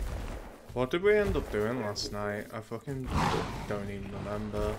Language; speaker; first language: English; native; English